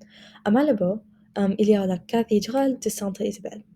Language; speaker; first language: French; non-native, learner; English